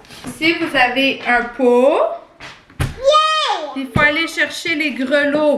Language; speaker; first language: French; native; French